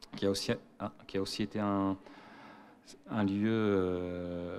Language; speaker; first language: French; native; French